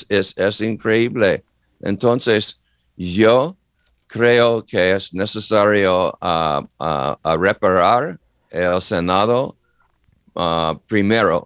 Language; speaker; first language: Spanish; non-native, learner; English